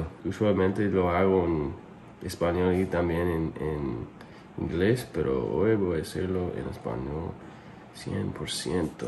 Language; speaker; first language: Spanish; non-native, fluent; English